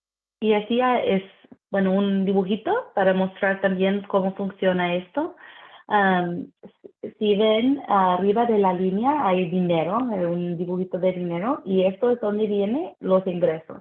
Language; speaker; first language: Spanish; early bilingual, heritage; Spanish